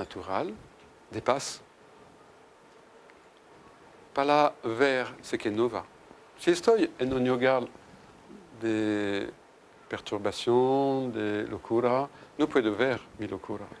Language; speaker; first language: Spanish; non-native, fluent; French